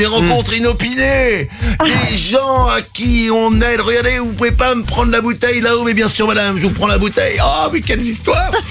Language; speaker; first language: French; native; French